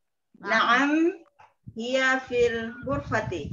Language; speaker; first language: Arabic; non-native, learner; Indonesian